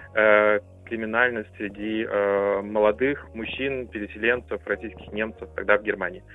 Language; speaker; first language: Russian; non-native, local second language; German